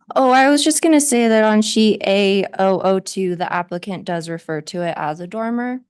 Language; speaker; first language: English; native; English